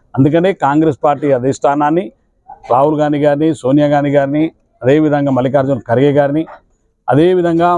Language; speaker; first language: Telugu; non-native, local second language; Lambadi